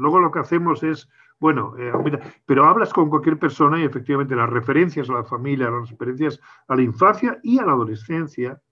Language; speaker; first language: Spanish; native; Spanish